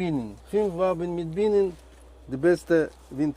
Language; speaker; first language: German; non-native, learner; Russian